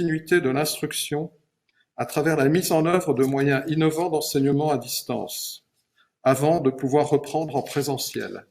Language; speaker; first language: French; native; French